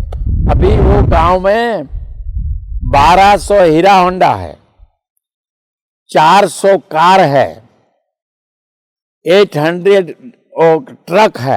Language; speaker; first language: Hindi; non-native, local second language; Bangla